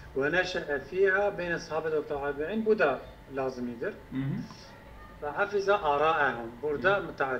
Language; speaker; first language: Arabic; non-native, learner; Turkish